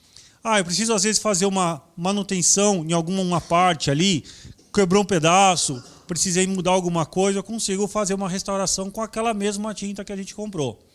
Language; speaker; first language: Portuguese; native; Portuguese